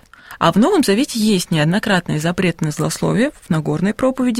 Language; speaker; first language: Russian; native; Russian